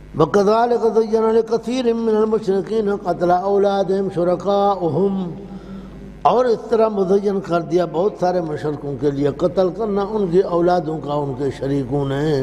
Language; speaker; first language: Urdu; non-native, local second language; Saraiki